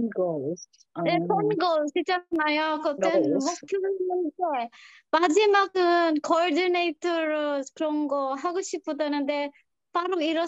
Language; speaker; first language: Korean; non-native, learner; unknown